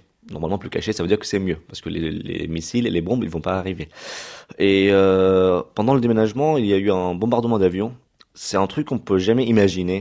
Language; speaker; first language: French; non-native, fluent; Arabic